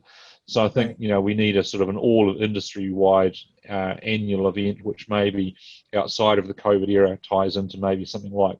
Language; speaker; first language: English; native; English